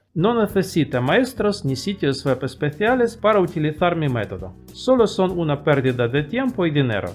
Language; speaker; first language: Spanish; non-native, fluent; Russian